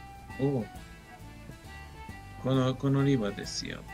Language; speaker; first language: Japanese; non-native, learner; Spanish